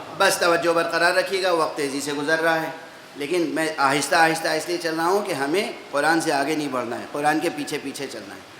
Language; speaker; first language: Urdu; native; Urdu